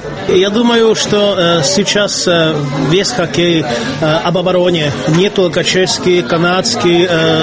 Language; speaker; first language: Russian; non-native, fluent; Czech